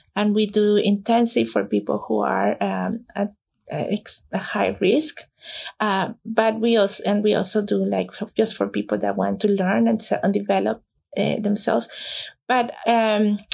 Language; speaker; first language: English; non-native, fluent; Spanish